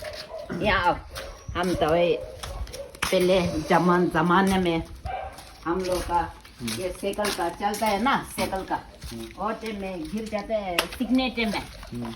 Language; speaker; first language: Hindi; non-native, local second language; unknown